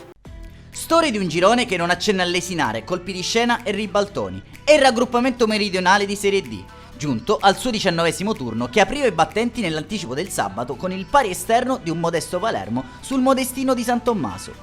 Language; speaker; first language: Italian; native; Italian